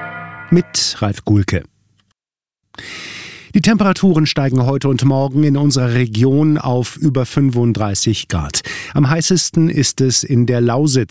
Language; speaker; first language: German; native; German